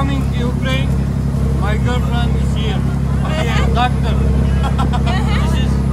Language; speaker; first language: English; non-native, learner; Turkish